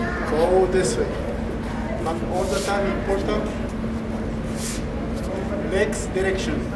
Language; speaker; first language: English; non-native, learner; Spanish